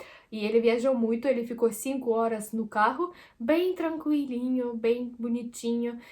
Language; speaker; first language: Portuguese; non-native, fluent; Russian